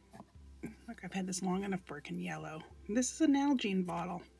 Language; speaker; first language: English; native; English